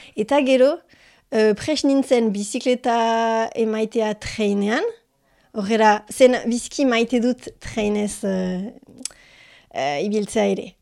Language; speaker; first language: Basque; non-native, local second language; French